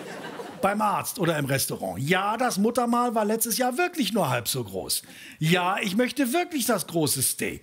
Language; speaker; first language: German; native; German